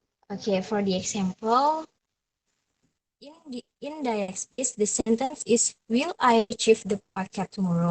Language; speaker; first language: English; non-native, learner; Indonesian